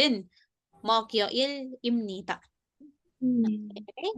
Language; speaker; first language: Korean; non-native, fluent; Indonesian